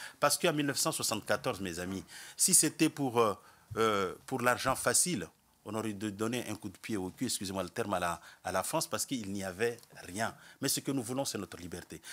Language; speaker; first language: French; non-native, local second language; Comorian